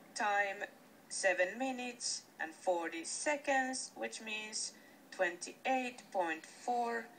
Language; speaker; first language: English; non-native, fluent; Finnish